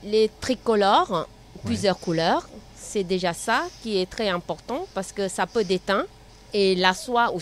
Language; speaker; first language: French; non-native, learner; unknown